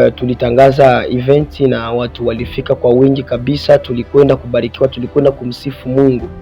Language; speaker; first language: Swahili; non-native, local second language; Rundi